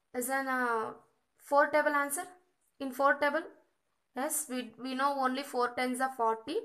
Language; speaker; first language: English; non-native, local second language; Kannada